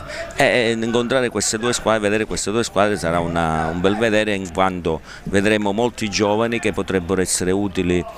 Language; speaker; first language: Italian; native; Italian